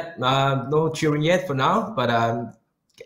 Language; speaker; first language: English; non-native, local second language; Chinese